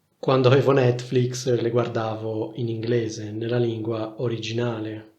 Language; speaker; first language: Italian; native; Italian